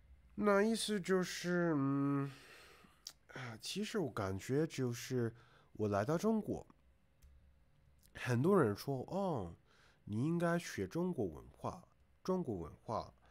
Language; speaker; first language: Chinese; non-native, fluent; English